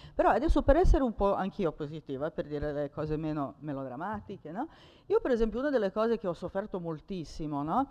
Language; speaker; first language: Italian; early bilingual, other home language; Serbian